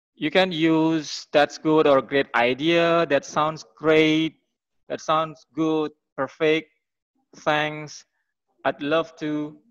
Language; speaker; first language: English; non-native, fluent; Indonesian